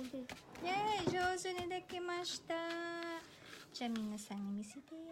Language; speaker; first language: Japanese; non-native, learner; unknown